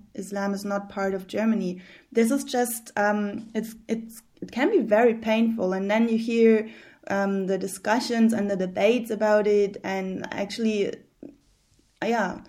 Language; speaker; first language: English; early bilingual, heritage; German